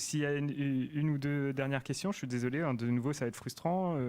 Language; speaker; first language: French; native; French